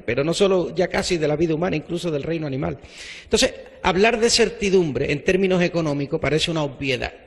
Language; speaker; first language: Spanish; native; Spanish